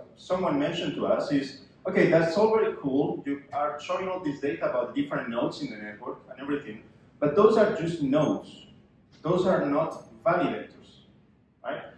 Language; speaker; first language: English; non-native, fluent; Spanish